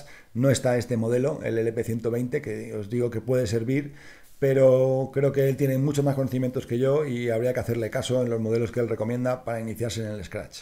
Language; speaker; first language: Spanish; native; Spanish